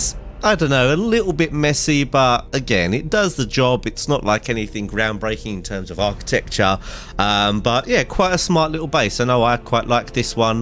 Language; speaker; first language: English; native; English